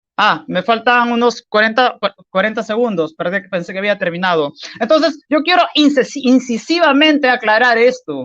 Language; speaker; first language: Spanish; native; Spanish